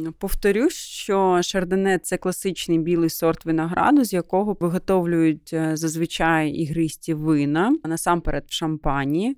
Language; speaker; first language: Ukrainian; non-native, local second language; Russian